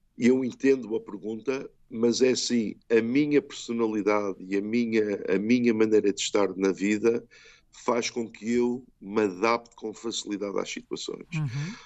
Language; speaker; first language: Portuguese; early bilingual, heritage; Portuguese